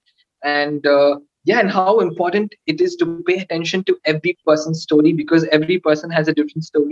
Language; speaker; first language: English; non-native, local second language; Tamil